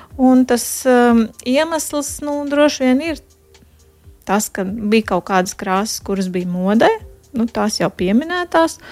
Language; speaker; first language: Latvian; native; Latvian